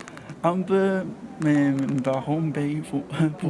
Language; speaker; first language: French; non-native, learner; Chinese